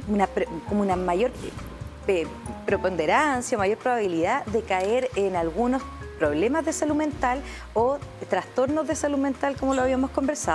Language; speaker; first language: Spanish; native; Spanish